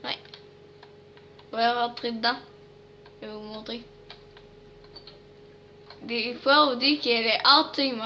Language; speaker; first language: French; native; French